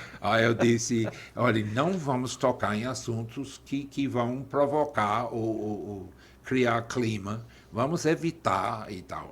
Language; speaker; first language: Portuguese; non-native, fluent; English